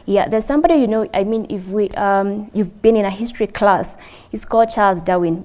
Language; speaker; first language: English; non-native, local second language; Kikuyu